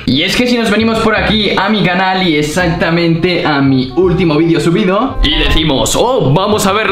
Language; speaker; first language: Spanish; native; Spanish